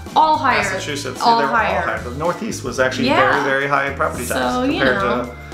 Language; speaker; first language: English; native; English